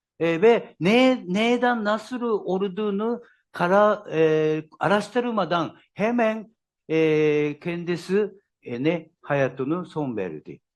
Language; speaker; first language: Turkish; non-native, learner; Japanese